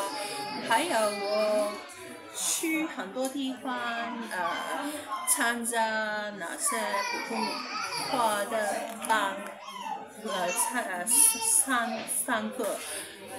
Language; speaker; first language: Chinese; non-native, local second language; Cantonese